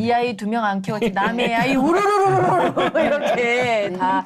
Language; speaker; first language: Korean; native; Korean